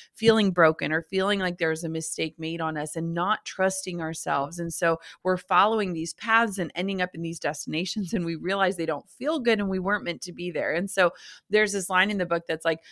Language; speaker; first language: English; native; English